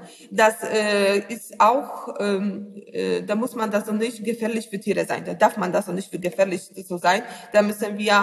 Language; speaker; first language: German; non-native, learner; Polish